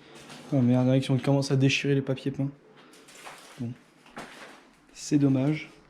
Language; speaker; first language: French; native; French